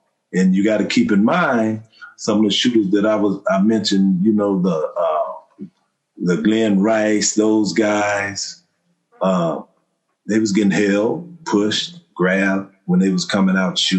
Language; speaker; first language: English; native; English